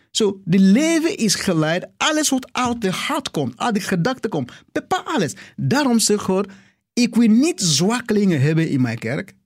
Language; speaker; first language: Dutch; non-native, fluent; English